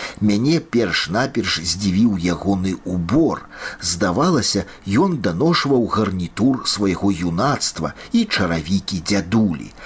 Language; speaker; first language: Belarusian; native; Belarusian